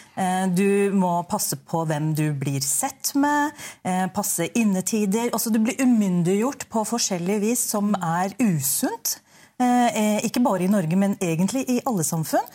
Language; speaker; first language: Norwegian; early bilingual, other home language; Urdu